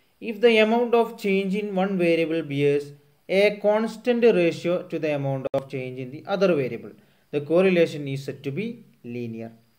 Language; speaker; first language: English; non-native, local second language; Malayalam